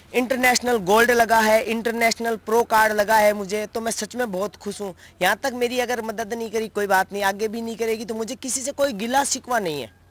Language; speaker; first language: Hindi; native; Hindi